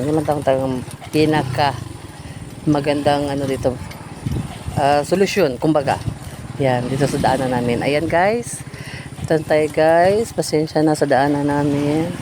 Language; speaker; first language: Filipino; native; Filipino